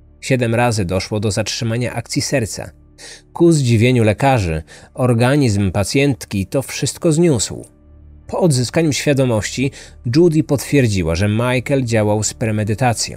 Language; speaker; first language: Polish; native; Polish